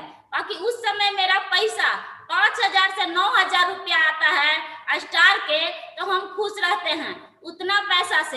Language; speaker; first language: Hindi; non-native, local second language; Bhojpuri